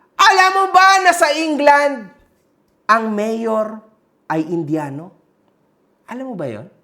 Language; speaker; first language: Filipino; early bilingual, heritage; Filipino